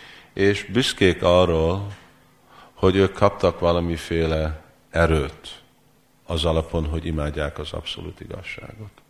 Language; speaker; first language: Hungarian; early bilingual, heritage; Hungarian